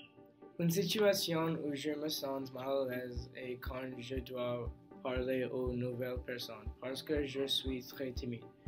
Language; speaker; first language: French; non-native, learner; English